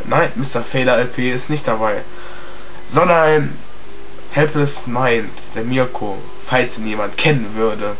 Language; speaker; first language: German; native; German